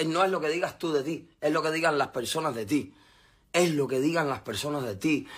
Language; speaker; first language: Spanish; native; Spanish